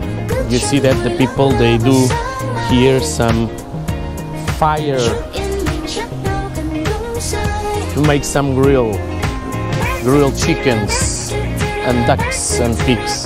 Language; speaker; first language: English; non-native, fluent; Portuguese